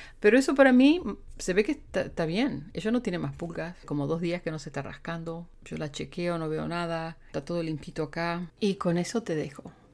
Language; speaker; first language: Spanish; native; Spanish